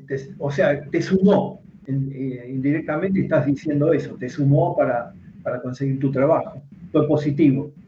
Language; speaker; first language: Spanish; native; Spanish